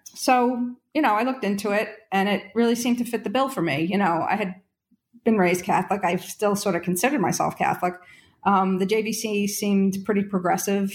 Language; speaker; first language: English; native; English